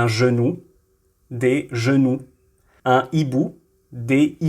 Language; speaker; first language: French; non-native, local second language; Arabic